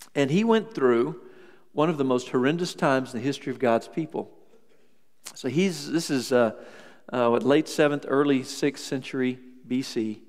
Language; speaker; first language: English; native; English